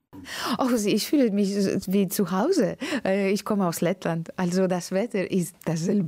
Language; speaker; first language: German; non-native, learner; Latvian